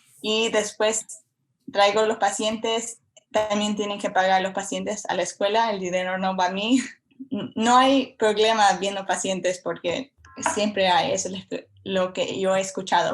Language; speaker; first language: Spanish; early bilingual, heritage; Spanish